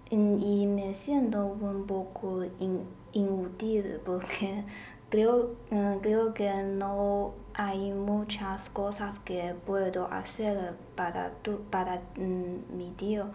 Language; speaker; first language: Spanish; non-native, learner; Chinese